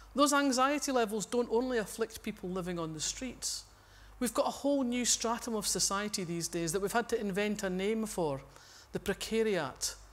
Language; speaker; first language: English; native; English